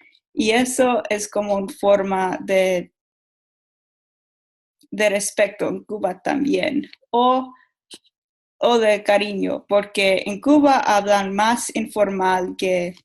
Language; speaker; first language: Spanish; non-native, learner; English